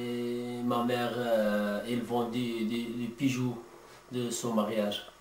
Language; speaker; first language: French; non-native, learner; Arabic